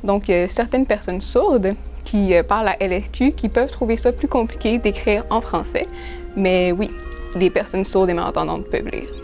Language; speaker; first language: French; native; French